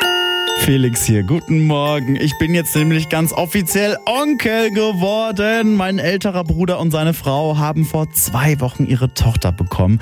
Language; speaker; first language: German; native; German